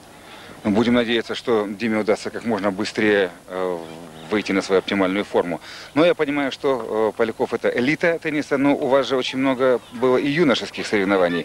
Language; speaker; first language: Russian; native; Russian